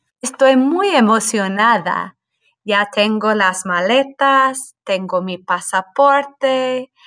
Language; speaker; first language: Spanish; non-native, fluent; English